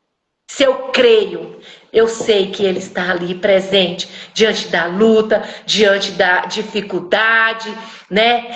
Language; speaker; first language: Portuguese; native; Portuguese